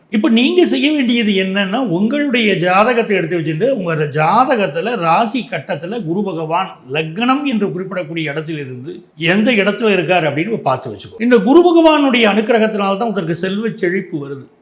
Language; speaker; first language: Tamil; native; Tamil